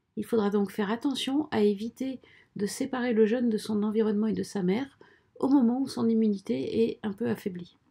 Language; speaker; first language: French; native; French